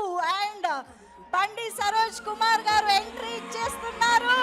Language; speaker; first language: Telugu; native; Telugu